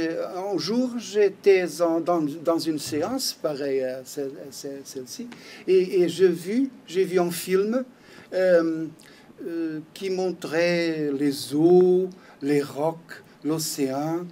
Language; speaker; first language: French; non-native, fluent; Portuguese